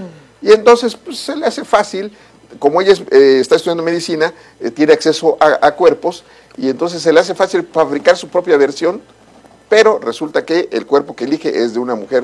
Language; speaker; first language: Spanish; native; Spanish